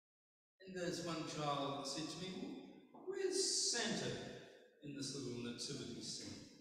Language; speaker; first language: English; native; English